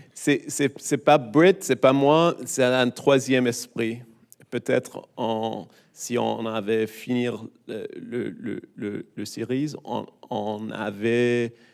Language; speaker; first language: French; non-native, learner; English